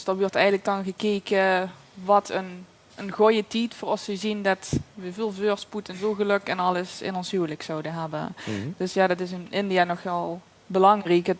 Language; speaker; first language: Dutch; native; Dutch